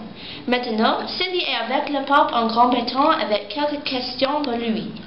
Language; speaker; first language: French; non-native, learner; English